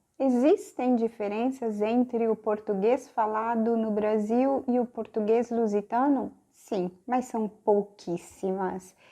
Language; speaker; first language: Portuguese; native; Portuguese